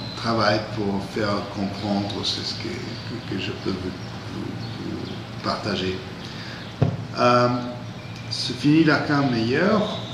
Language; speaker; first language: French; non-native, fluent; Spanish